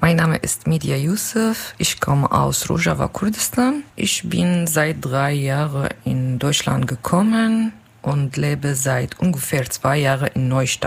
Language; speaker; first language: German; non-native, fluent; Kurdish